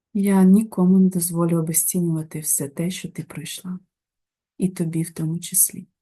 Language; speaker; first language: Ukrainian; non-native, local second language; Russian